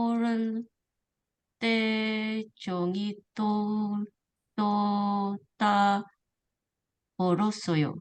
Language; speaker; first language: Korean; non-native, learner; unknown